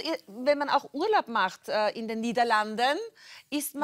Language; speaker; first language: German; native; German